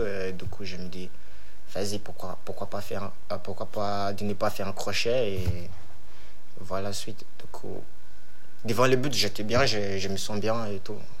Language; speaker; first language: French; non-native, fluent; Bini